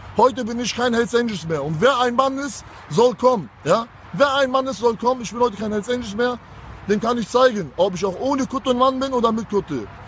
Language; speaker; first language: German; early bilingual, other home language; Kurdish